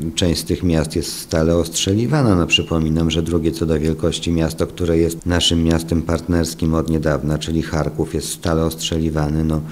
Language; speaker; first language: Polish; native; Polish